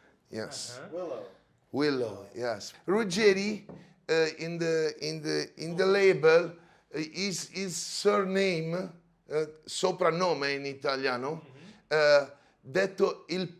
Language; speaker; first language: English; non-native, learner; Italian